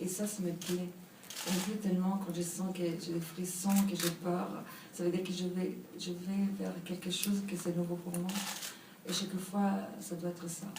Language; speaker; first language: French; non-native, fluent; Italian